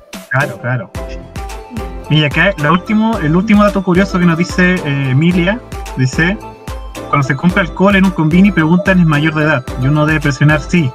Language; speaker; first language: Spanish; native; Spanish